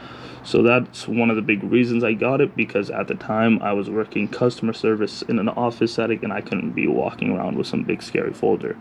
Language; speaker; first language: English; native; English